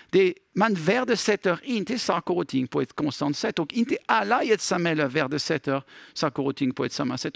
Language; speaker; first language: Swedish; non-native, fluent; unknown